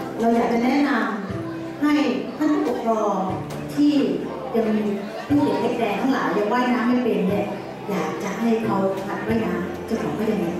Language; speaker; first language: Thai; native; Thai